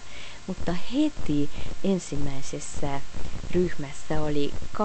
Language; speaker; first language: Finnish; non-native, fluent; Hungarian